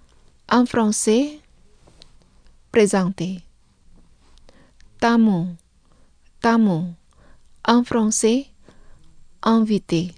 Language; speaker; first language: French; non-native, fluent; Indonesian